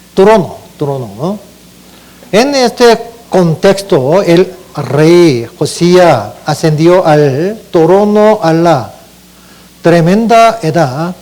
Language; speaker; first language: Spanish; non-native, learner; Korean